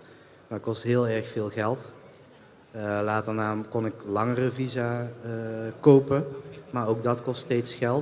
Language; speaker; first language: Dutch; early bilingual, other home language; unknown